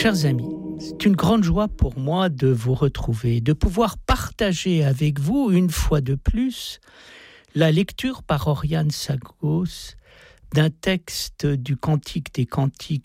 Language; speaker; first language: French; native; French